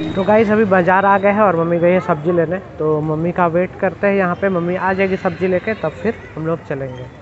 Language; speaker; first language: Hindi; native; Hindi